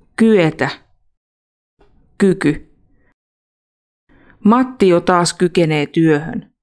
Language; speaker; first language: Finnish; non-native, fluent; Russian